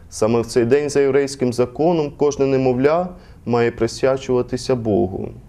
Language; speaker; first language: Ukrainian; native; Ukrainian